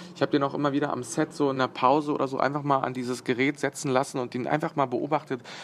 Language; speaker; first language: German; early bilingual, other home language; Bosnian